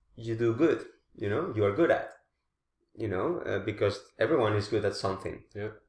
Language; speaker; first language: English; non-native, fluent; Spanish